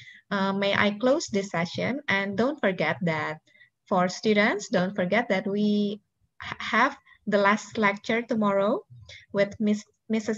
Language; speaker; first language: English; non-native, local second language; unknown